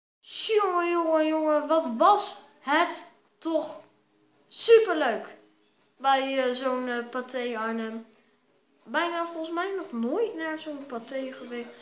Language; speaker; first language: Dutch; native; Dutch